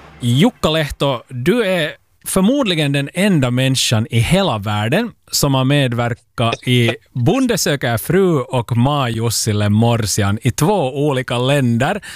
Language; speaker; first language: Swedish; native; Swedish